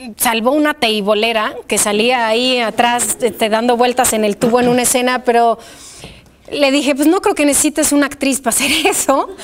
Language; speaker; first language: Spanish; early bilingual, other home language; Polish